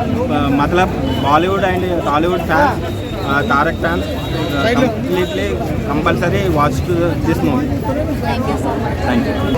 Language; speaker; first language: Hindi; non-native, local second language; Telugu